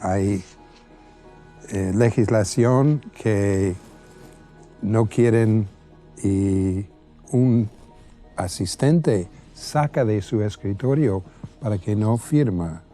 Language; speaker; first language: Spanish; non-native, fluent; English